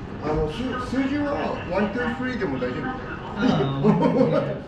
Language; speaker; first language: Japanese; non-native, learner; Nepali